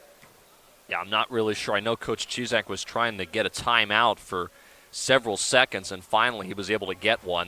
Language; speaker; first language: English; native; English